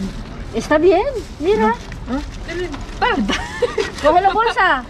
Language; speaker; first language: Spanish; non-native, learner; Filipino